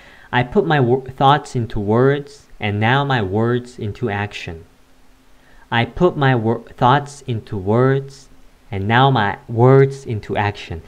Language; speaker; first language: English; non-native, fluent; Korean